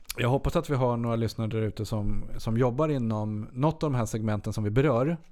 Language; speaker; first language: Swedish; native; Swedish